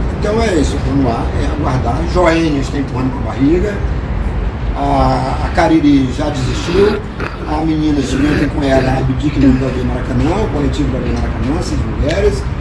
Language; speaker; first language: Portuguese; non-native, local second language; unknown